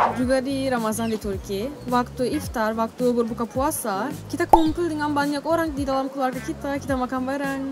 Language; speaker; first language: Indonesian; non-native, fluent; Turkish